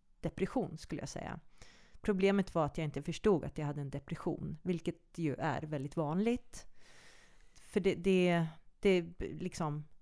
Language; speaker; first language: Swedish; native; Swedish